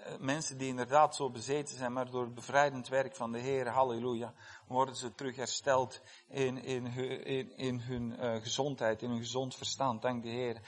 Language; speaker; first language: Dutch; non-native, fluent; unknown